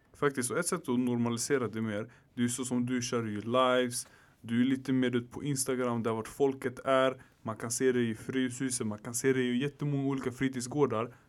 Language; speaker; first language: Swedish; early bilingual, other home language; Arabic